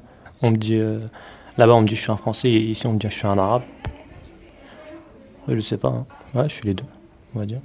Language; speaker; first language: French; early bilingual, other home language; Arabic